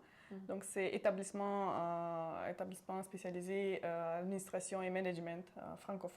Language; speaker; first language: French; non-native, local second language; Romanian